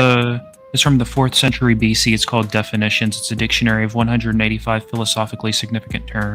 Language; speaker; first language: English; native; English